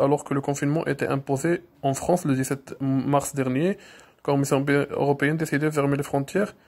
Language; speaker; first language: French; non-native, local second language; Arabic